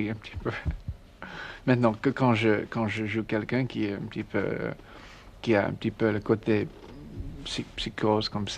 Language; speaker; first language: French; non-native, learner; English